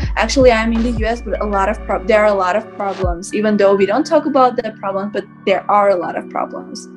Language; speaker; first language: English; non-native, fluent; Armenian